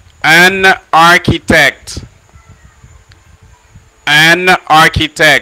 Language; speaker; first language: English; non-native, fluent; Haitian Creole